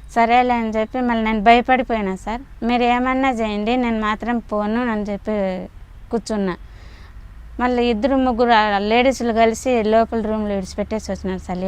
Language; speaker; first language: Telugu; native; Telugu